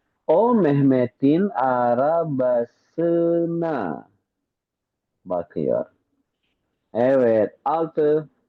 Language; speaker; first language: Turkish; non-native, fluent; Indonesian